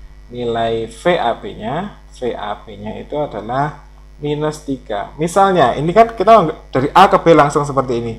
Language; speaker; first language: Indonesian; native; Indonesian